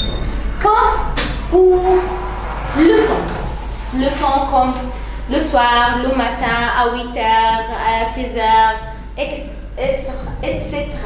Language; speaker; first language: French; non-native, fluent; Arabic